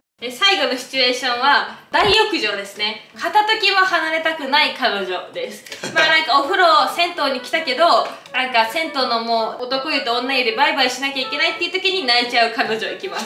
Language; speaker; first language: Japanese; native; Japanese